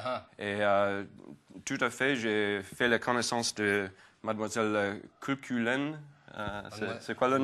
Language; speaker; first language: French; non-native, fluent; English